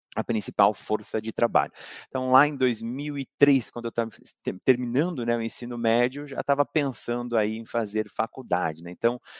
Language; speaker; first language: Portuguese; native; Portuguese